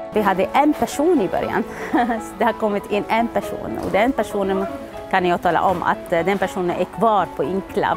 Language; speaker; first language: Swedish; non-native, fluent; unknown